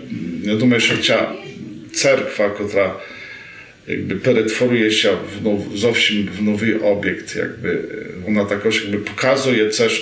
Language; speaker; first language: Ukrainian; early bilingual, heritage; Rusyn